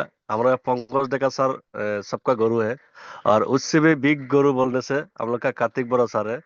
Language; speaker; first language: Hindi; non-native, local second language; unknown